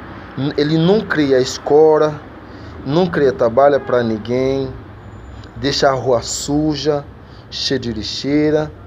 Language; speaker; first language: Portuguese; non-native, learner; Haitian Creole